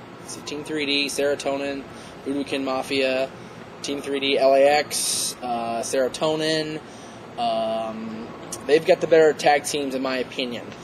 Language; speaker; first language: English; native; English